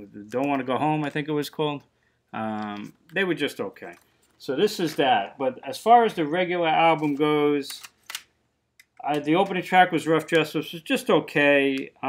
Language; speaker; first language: English; native; English